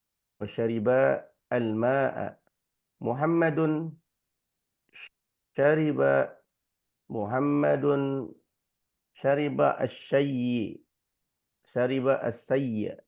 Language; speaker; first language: Arabic; non-native, learner; Indonesian